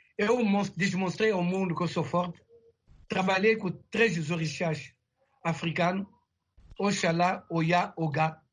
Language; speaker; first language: Portuguese; non-native, fluent; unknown